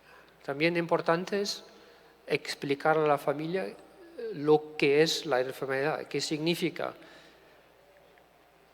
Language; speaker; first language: Spanish; non-native, fluent; German